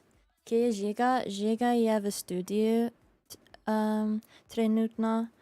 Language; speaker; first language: Slovenian; early bilingual, heritage; Slovenian